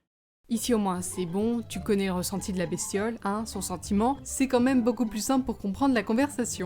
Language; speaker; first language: French; native; French